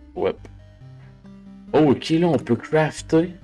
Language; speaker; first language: French; native; French